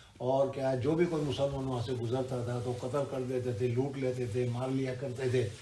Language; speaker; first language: Urdu; non-native, local second language; Gujarati